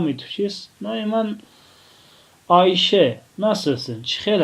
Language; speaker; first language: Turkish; non-native, fluent; Tajik